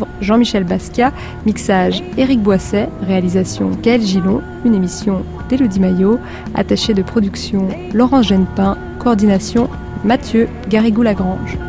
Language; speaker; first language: French; native; French